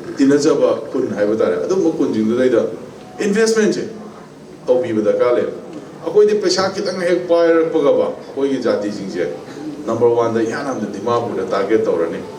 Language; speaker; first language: Manipuri; non-native, local second language; Tangkhul Naga (India)